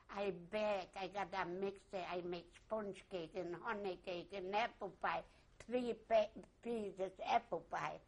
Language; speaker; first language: English; non-native, learner; Yiddish